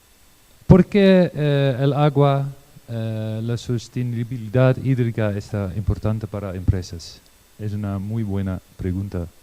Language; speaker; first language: Spanish; non-native, learner; Dutch